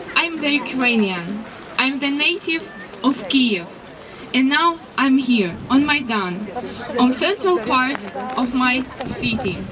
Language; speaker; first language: English; non-native, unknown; Ukrainian